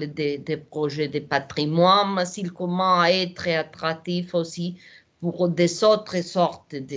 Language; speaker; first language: French; non-native, learner; Portuguese